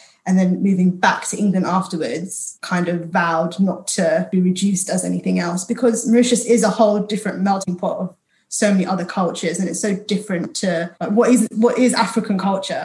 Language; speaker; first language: English; native; English